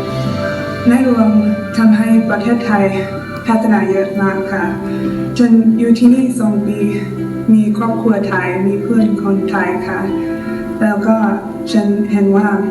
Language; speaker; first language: Thai; non-native, fluent; English